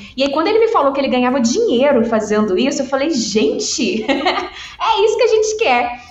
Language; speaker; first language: Portuguese; native; Portuguese